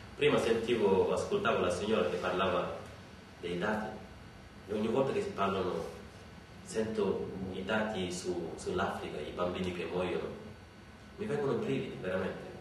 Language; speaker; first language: Italian; non-native, fluent; Wolof